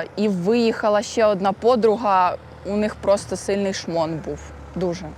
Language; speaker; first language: Ukrainian; native; Ukrainian